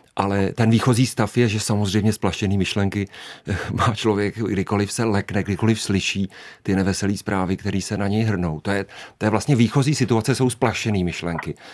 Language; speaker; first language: Czech; native; Czech